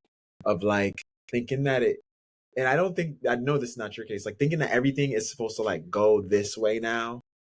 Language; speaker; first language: English; native; English